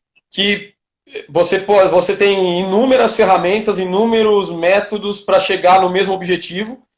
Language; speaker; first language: Portuguese; native; Portuguese